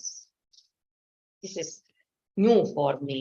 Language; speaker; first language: English; non-native, learner; Slovak